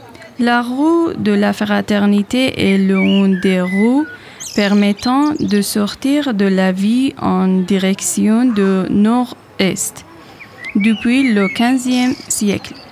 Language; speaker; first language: French; non-native, learner; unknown